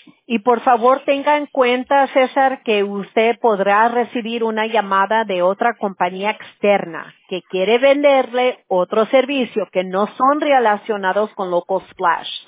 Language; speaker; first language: Spanish; early bilingual, other home language; English